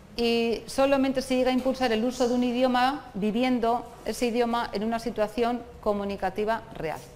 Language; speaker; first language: Spanish; non-native, local second language; Basque